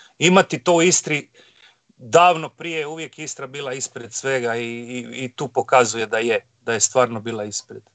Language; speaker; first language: Croatian; native; Croatian